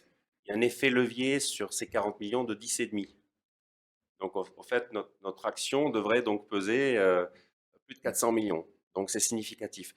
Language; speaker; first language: French; native; French